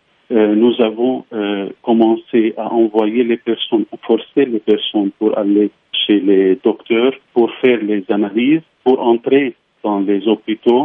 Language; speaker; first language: French; non-native, fluent; Arabic